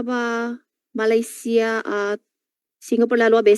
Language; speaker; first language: Filipino; non-native, learner; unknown